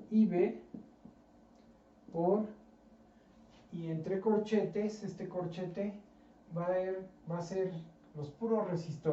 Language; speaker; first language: Spanish; native; Spanish